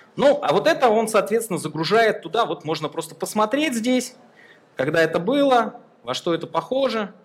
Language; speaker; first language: Russian; native; Russian